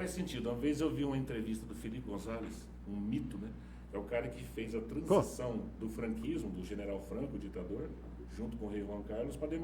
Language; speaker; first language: Portuguese; native; Portuguese